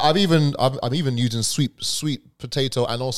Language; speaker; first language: English; native; English